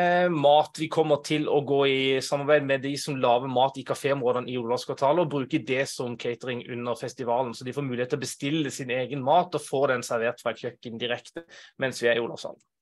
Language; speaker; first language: Norwegian; native; Norwegian